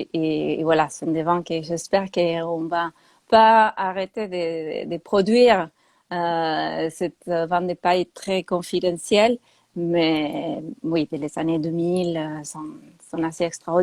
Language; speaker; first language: French; non-native, fluent; Spanish